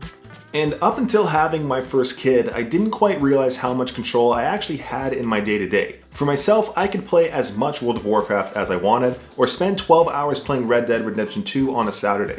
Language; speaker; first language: English; native; English